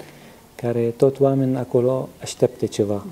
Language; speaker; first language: Romanian; non-native, learner; Arabic